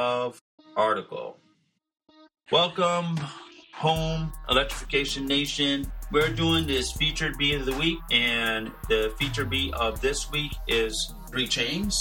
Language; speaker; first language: English; native; English